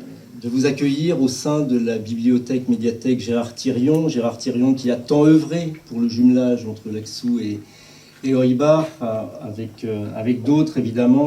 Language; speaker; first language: French; native; French